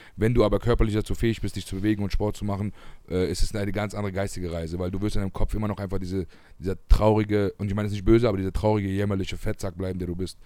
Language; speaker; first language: German; early bilingual, other home language; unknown